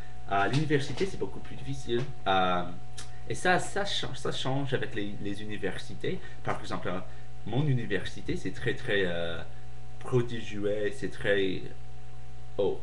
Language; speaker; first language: French; non-native, fluent; English